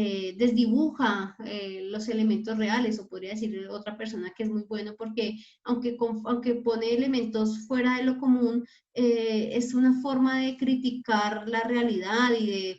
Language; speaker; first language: Spanish; native; Spanish